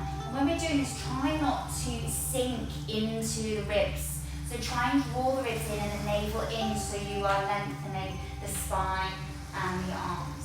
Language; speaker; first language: English; native; English